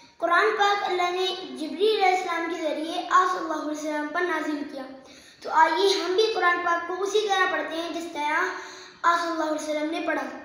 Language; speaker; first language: Urdu; native; Urdu